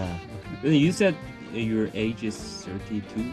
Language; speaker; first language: English; non-native, learner; Korean